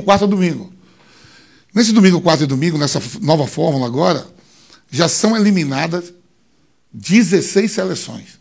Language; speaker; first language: Portuguese; native; Portuguese